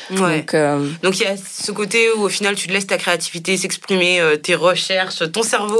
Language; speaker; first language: French; native; French